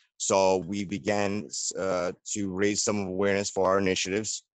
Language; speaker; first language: English; native; English